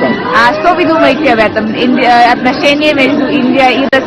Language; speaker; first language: Russian; non-native, learner; Hindi